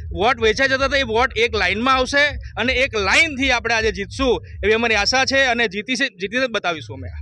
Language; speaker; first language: Gujarati; native; Gujarati